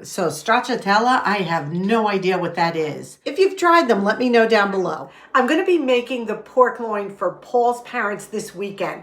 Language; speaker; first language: English; native; English